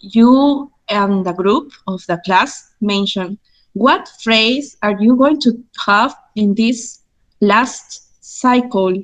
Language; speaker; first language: English; non-native, fluent; Spanish